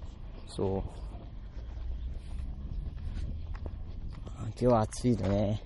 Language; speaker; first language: Japanese; non-native, learner; Malay